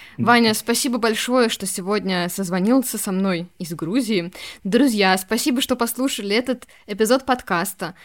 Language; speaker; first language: Russian; native; Russian